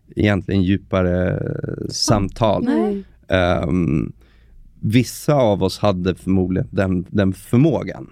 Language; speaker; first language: Swedish; native; Swedish